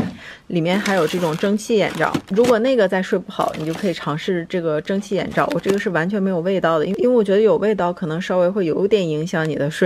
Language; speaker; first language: Chinese; native; Chinese